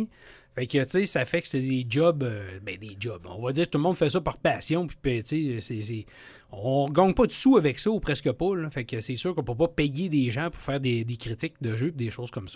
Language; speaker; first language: French; native; French